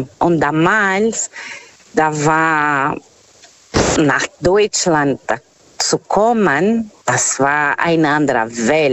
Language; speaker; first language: German; non-native, learner; Portuguese